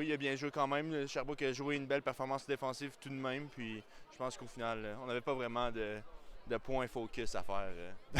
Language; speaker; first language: French; native; French